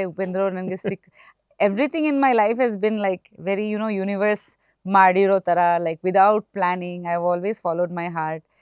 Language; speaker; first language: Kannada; non-native, fluent; Bangla